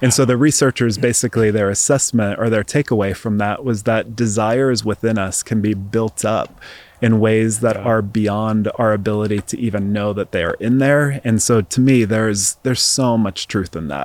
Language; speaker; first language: English; native; English